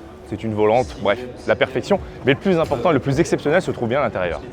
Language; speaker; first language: French; native; French